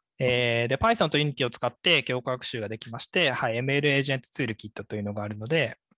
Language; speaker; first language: Japanese; native; Japanese